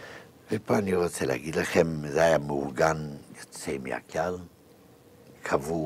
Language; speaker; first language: Hebrew; non-native, fluent; Yiddish